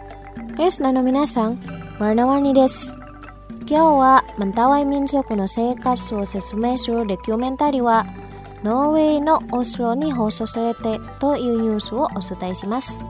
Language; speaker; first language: Japanese; non-native, fluent; Indonesian